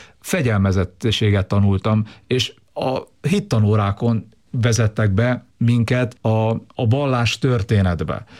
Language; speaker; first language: Hungarian; native; Hungarian